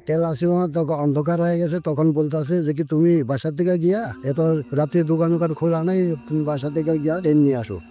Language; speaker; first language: Bangla; native; Bangla